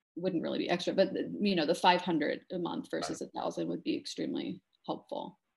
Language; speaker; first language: English; native; English